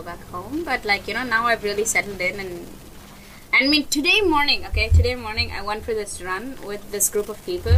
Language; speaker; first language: English; native; English